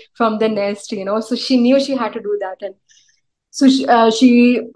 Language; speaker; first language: English; early bilingual, other home language; Urdu